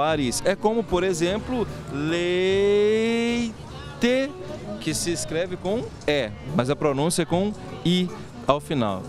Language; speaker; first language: Portuguese; native; Portuguese